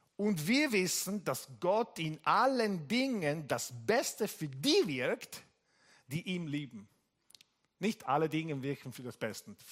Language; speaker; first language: German; non-native, fluent; Italian